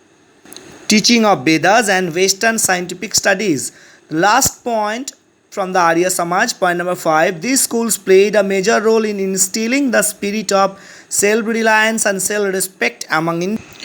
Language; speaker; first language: English; non-native, local second language; Bangla